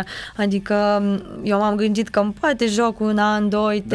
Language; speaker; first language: Romanian; non-native, fluent; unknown